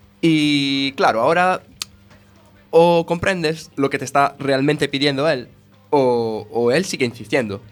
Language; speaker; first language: Spanish; non-native, fluent; Italian